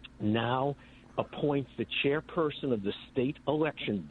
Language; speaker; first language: English; native; English